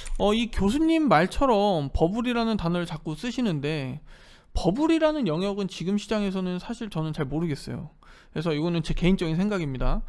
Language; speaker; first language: Korean; native; Korean